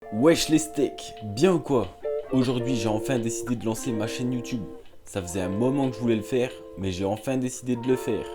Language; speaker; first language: French; native; French